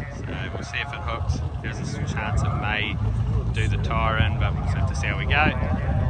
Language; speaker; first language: English; native; English